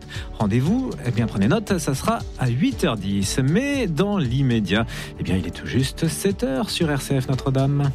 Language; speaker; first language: French; native; French